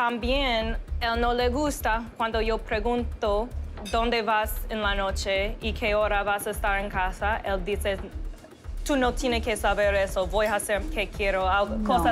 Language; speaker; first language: Spanish; non-native, learner; English